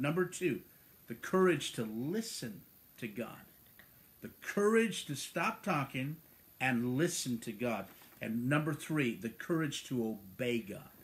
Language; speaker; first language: English; native; English